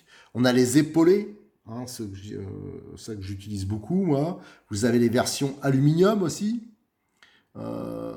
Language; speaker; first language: French; native; French